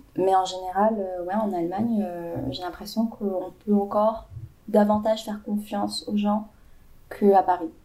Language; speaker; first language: French; native; French